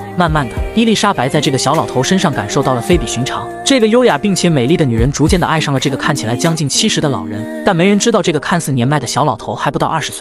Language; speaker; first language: Chinese; native; Chinese